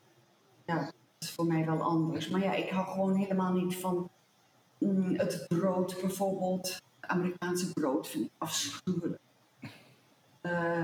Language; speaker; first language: Dutch; early bilingual, heritage; Dutch